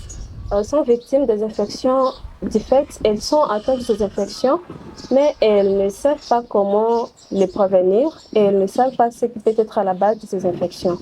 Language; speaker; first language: French; non-native, local second language; Swahili